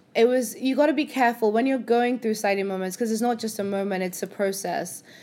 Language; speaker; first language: English; non-native, local second language; Yoruba